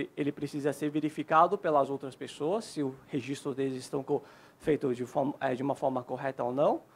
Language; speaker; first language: Portuguese; non-native, fluent; Chinese